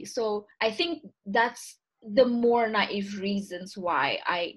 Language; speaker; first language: English; non-native, fluent; Indonesian